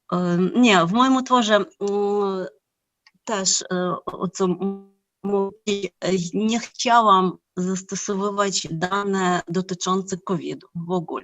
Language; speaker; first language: Polish; non-native, fluent; Ukrainian